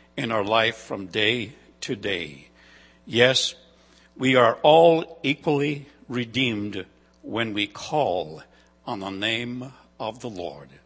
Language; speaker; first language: English; non-native, fluent; Ukrainian